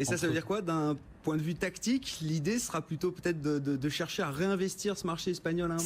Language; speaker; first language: French; native; French